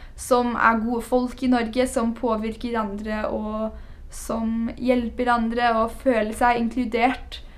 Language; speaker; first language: Norwegian; non-native, fluent; English